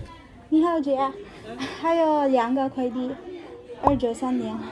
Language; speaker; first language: Chinese; non-native, learner; Filipino